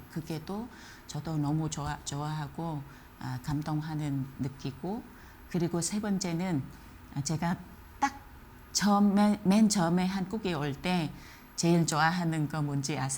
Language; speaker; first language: Korean; non-native, fluent; Vietnamese